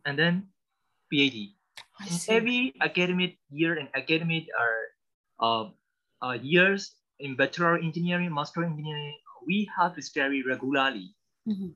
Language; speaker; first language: English; non-native, learner; Burmese